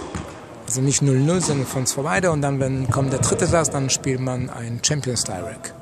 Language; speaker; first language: German; non-native, fluent; Polish